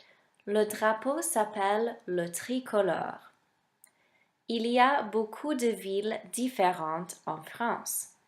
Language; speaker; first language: French; non-native, fluent; English